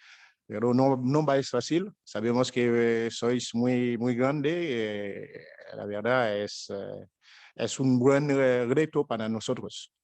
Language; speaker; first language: Spanish; non-native, fluent; French